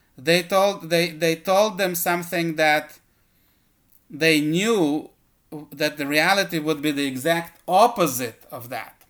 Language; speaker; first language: English; early bilingual, other home language; Russian